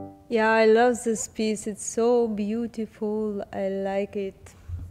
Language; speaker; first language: English; non-native, learner; Belarusian